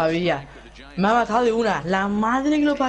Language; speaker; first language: Spanish; native; Spanish